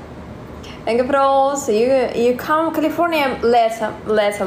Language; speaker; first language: English; non-native, learner; Russian